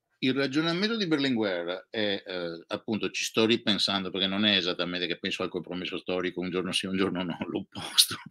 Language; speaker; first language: Italian; native; Italian